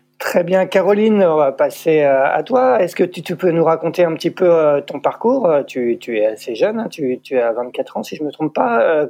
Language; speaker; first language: French; native; French